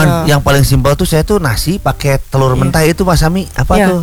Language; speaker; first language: Indonesian; native; Indonesian